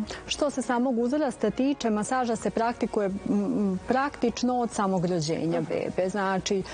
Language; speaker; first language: Serbian; native; Serbian